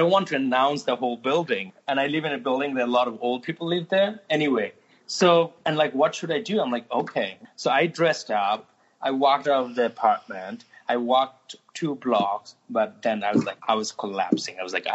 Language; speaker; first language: English; non-native, local second language; Bangla